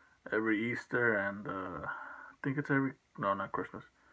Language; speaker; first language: English; early bilingual, other home language; Spanish